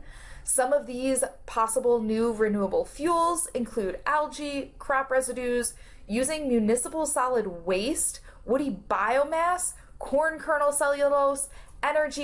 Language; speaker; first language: English; native; English